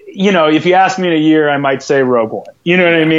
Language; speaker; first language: English; native; English